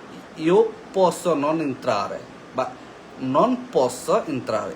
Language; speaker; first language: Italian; non-native, learner; Bangla